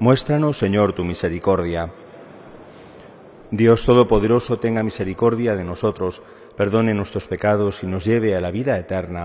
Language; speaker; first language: Spanish; native; Spanish